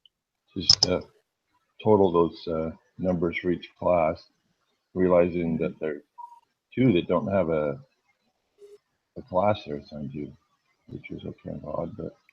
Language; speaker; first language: English; native; English